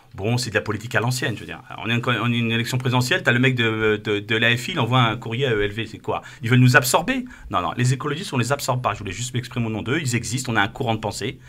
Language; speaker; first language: French; native; French